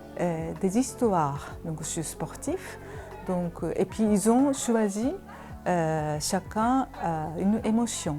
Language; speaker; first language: French; non-native, fluent; Japanese